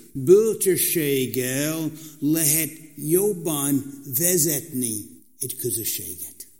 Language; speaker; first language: Hungarian; non-native, fluent; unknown